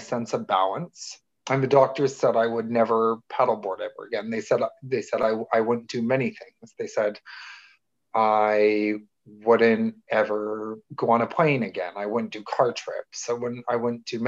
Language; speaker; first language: English; native; English